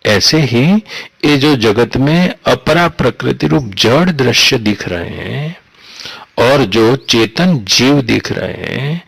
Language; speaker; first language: Hindi; non-native, local second language; Gujarati